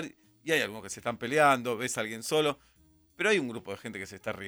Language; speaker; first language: Spanish; native; Spanish